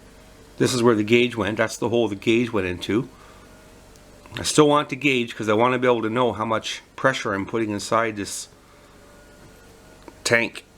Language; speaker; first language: English; native; English